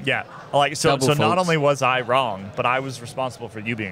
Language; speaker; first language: English; native; English